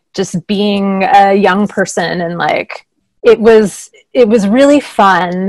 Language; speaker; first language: English; native; English